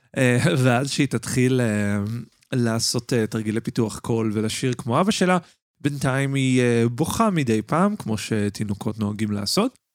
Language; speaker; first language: Hebrew; native; Hebrew